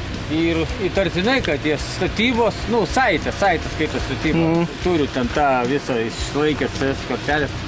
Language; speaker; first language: Lithuanian; native; Lithuanian